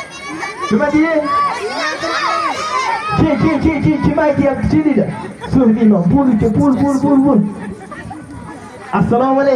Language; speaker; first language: Uzbek; native; Uzbek